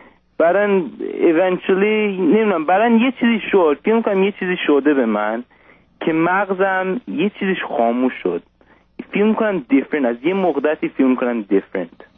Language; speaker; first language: Persian; early bilingual, heritage; Persian